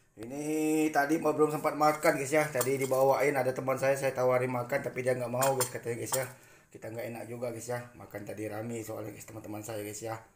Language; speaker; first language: Indonesian; non-native, local second language; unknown